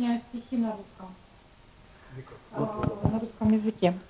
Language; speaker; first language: Russian; early bilingual, heritage; Russian